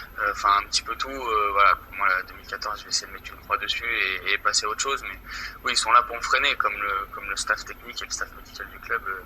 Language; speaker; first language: French; native; French